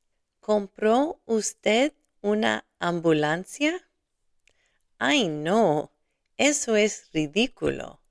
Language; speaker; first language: Spanish; non-native, fluent; English